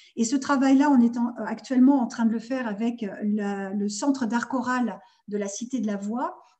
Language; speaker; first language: French; native; French